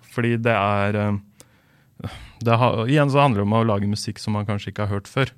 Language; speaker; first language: Norwegian; native; Norwegian